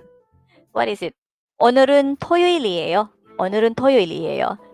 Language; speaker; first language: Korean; non-native, fluent; Filipino